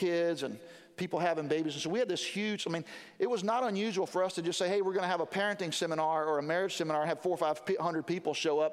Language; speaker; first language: English; native; English